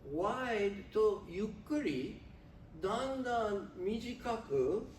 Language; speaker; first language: Japanese; non-native, learner; English